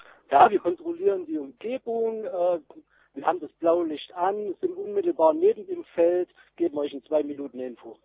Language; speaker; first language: German; native; German